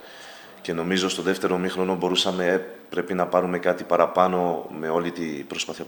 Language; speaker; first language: Greek; non-native, learner; Spanish